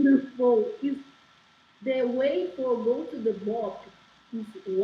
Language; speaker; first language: English; non-native, learner; Portuguese